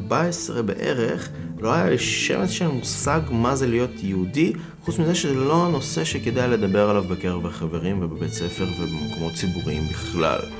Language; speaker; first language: Hebrew; non-native, fluent; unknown